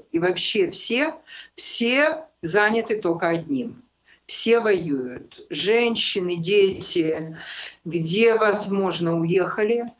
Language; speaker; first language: Russian; non-native, local second language; Ukrainian